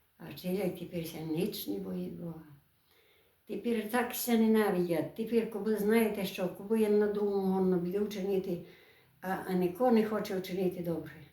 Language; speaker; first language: Ukrainian; native; Ukrainian